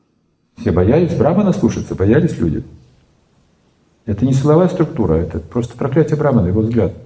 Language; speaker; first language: Russian; native; Russian